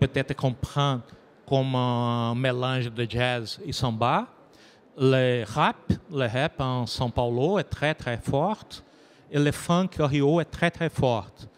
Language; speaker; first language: French; non-native, learner; Portuguese